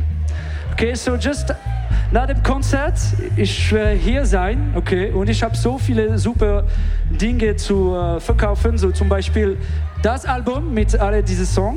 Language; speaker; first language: German; non-native, learner; French